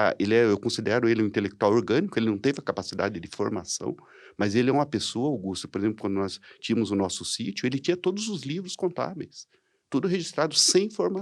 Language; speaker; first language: Portuguese; native; Portuguese